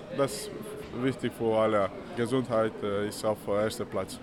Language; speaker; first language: German; non-native, learner; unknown